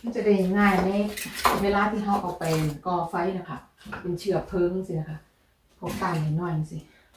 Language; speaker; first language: Thai; native; Thai